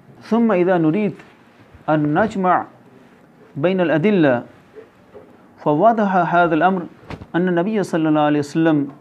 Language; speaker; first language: Arabic; non-native, fluent; Urdu